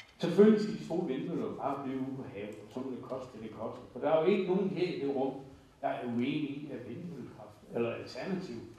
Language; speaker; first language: Danish; native; Danish